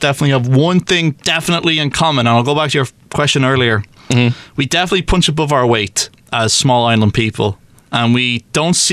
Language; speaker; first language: English; native; English